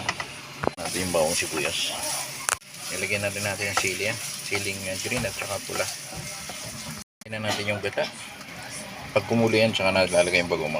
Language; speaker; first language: Filipino; native; Filipino